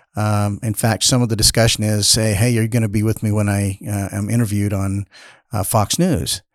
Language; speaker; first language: English; native; English